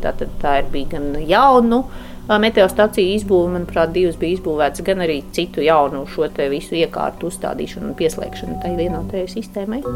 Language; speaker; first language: Latvian; native; Latvian